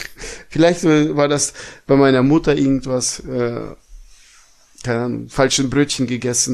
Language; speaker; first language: German; early bilingual, other home language; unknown